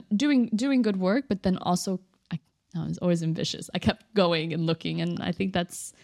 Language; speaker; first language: English; native; English